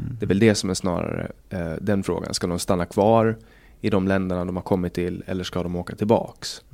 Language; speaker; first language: Swedish; native; Swedish